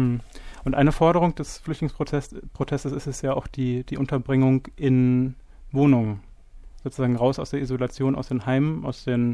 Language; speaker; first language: German; native; German